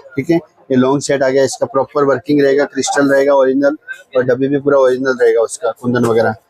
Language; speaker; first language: Hindi; non-native, local second language; Marathi